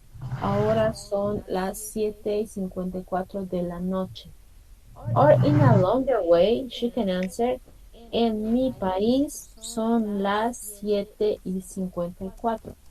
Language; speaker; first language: Spanish; non-native, fluent; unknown